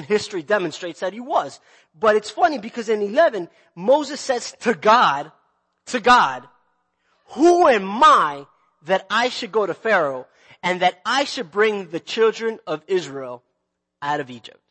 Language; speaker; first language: English; native; English